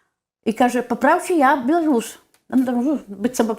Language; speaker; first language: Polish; non-native, local second language; Belarusian